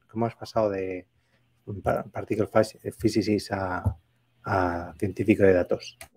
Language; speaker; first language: Spanish; native; Spanish